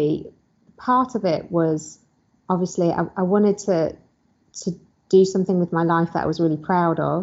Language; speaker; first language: English; native; English